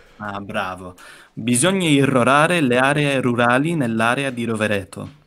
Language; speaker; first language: Italian; non-native, fluent; English